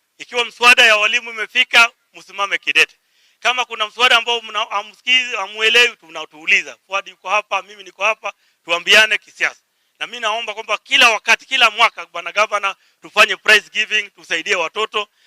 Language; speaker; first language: Swahili; native; Swahili